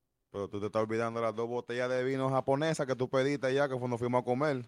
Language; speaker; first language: Spanish; early bilingual, heritage; Spanish